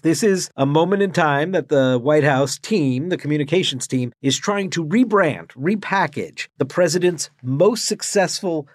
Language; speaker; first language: English; native; English